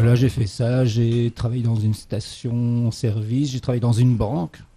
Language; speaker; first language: French; native; French